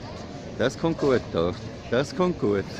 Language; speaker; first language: German; native; German